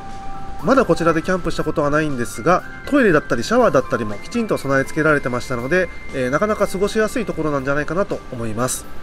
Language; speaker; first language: Japanese; native; Japanese